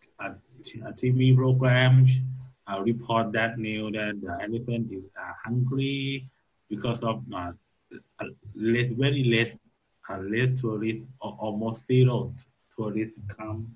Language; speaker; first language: English; non-native, learner; Thai